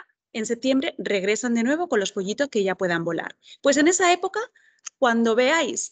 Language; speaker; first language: Spanish; native; Spanish